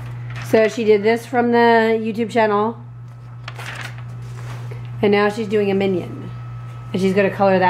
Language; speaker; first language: English; native; English